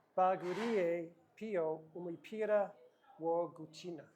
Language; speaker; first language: Kinyarwanda; non-native, learner; English